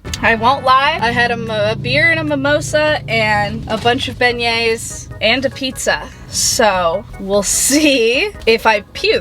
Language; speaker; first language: English; native; English